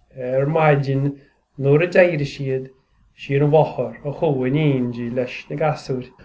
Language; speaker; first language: Irish; native; Irish